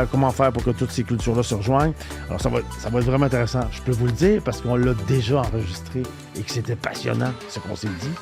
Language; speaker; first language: French; native; French